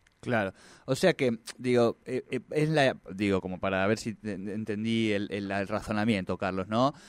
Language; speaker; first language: Spanish; native; Spanish